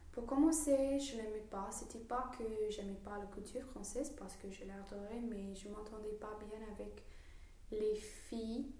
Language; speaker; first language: French; non-native, fluent; English